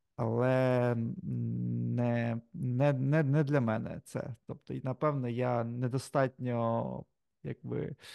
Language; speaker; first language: Ukrainian; native; Ukrainian